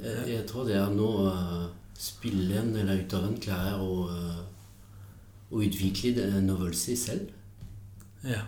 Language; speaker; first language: Norwegian; non-native, fluent; French